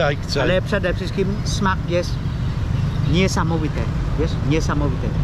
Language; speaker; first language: Polish; non-native, learner; Khmer